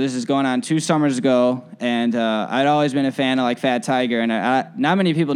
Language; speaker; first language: English; native; English